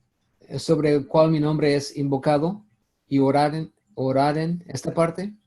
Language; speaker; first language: Spanish; non-native, fluent; English